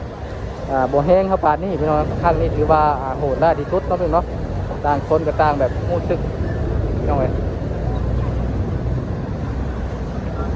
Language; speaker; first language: Thai; non-native, local second language; Lao